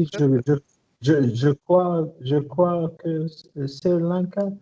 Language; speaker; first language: French; non-native, learner; Arabic